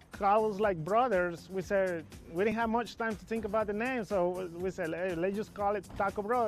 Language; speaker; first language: English; non-native, fluent; Spanish